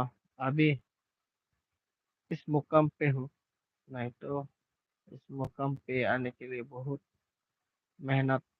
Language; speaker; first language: Hindi; non-native, local second language; Bodo